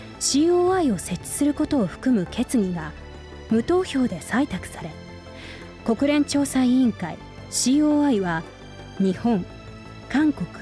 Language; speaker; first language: Japanese; native; Japanese